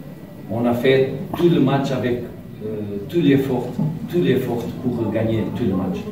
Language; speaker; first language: French; non-native, learner; Portuguese